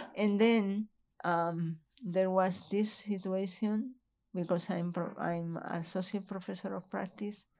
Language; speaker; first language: English; non-native, fluent; Spanish